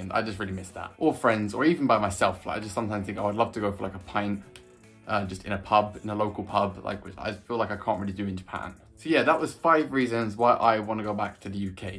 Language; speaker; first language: English; native; English